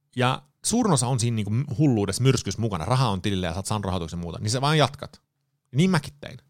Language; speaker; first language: Finnish; early bilingual, heritage; Finnish